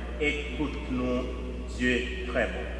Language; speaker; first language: French; native; French